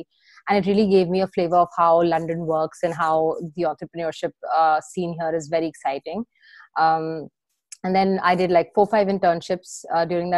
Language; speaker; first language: English; non-native, local second language; Hindi